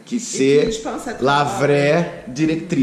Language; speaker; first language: French; non-native, fluent; Portuguese